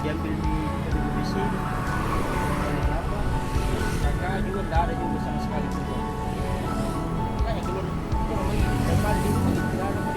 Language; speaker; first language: Indonesian; non-native, local second language; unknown